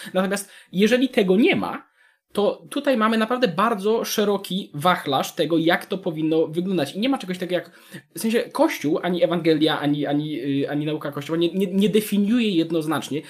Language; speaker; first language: Polish; native; Polish